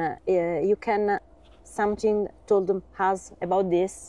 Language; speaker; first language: English; non-native, learner; Italian